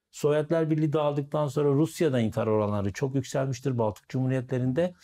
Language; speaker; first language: Turkish; native; Turkish